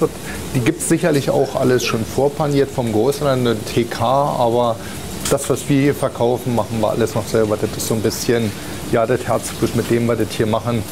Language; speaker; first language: German; native; German